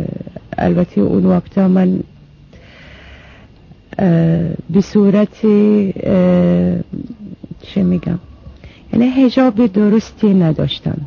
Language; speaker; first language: Persian; non-native, fluent; Arabic